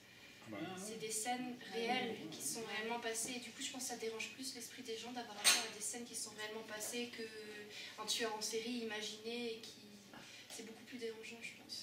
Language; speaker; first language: French; native; French